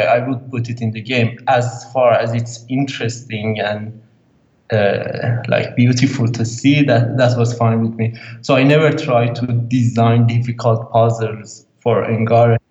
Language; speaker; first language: English; non-native, fluent; Persian